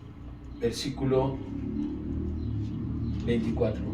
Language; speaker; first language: Spanish; native; Spanish